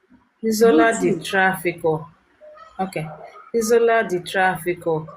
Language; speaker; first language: Italian; non-native, learner; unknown